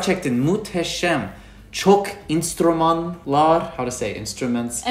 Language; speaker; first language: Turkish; non-native, learner; English